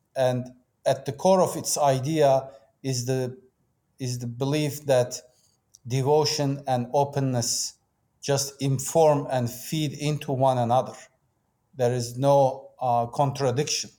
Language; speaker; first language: English; non-native, fluent; Turkish